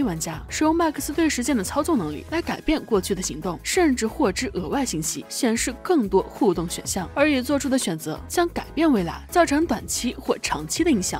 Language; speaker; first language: Chinese; native; Chinese